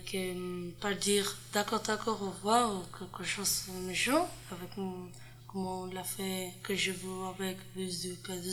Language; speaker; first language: French; non-native, learner; Spanish